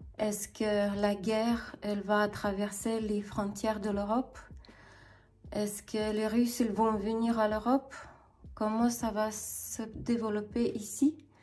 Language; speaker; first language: French; non-native, fluent; Ukrainian